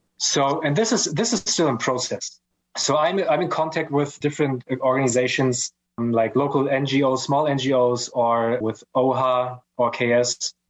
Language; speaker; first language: English; non-native, fluent; German